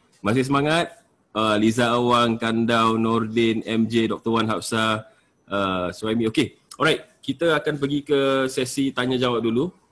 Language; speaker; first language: Malay; native; Malay